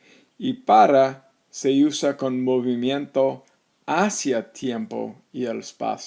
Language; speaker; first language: Spanish; non-native, fluent; English